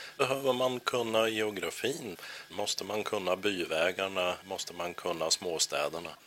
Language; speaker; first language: Swedish; native; Swedish